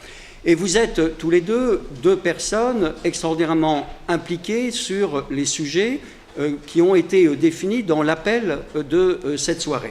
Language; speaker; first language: French; native; French